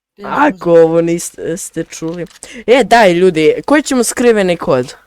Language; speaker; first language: Bosnian; native; Bosnian